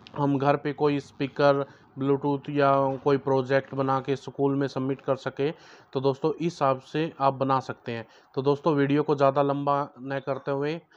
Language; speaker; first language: Hindi; native; Hindi